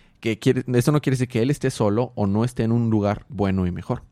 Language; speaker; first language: Spanish; native; Spanish